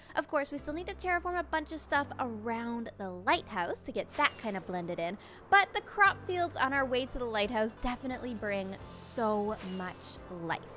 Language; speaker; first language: English; native; English